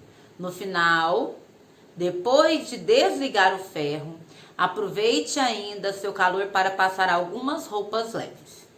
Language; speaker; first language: Portuguese; native; Portuguese